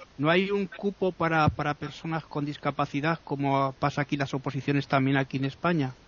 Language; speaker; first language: Spanish; native; Spanish